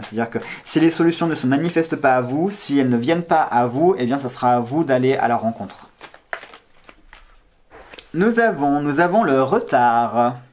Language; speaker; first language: French; native; French